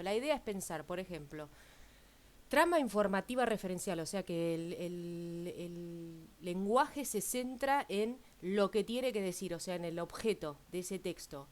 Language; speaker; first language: Spanish; native; Spanish